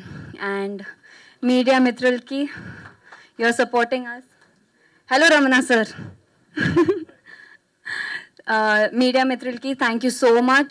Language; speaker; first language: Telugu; non-native, fluent; Hindi